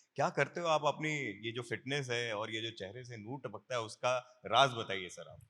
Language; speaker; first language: Hindi; native; Hindi